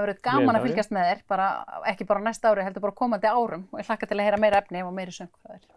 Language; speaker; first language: Icelandic; native; Icelandic